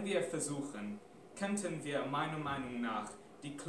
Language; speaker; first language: German; non-native, fluent; English